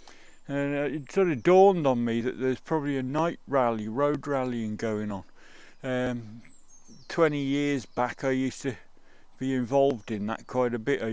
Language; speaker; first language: English; native; English